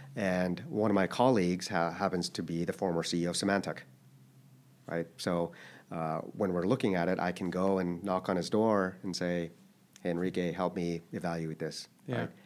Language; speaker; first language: English; early bilingual, other home language; Korean